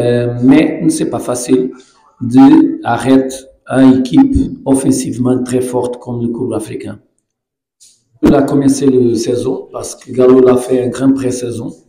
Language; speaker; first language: French; non-native, fluent; Portuguese